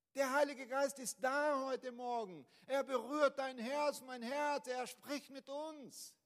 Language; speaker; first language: German; non-native, fluent; Portuguese